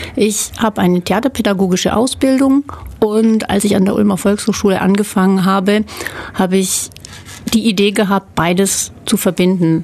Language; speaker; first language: German; native; German